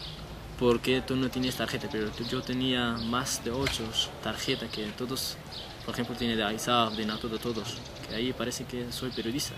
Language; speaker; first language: Spanish; non-native, learner; Persian